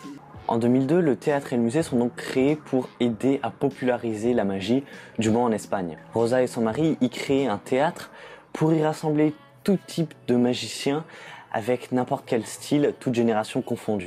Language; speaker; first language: French; native; French